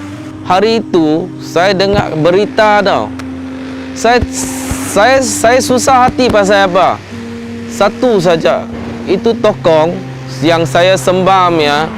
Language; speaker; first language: Indonesian; non-native, local second language; Chinese